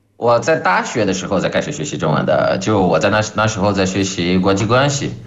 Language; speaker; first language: Chinese; non-native, fluent; Portuguese